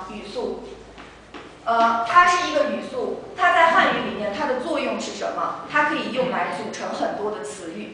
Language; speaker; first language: Chinese; native; Chinese